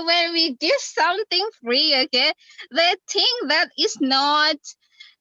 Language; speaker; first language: English; non-native, fluent; Indonesian